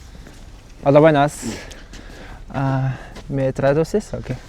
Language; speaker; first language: Spanish; early bilingual, other home language; Mongolian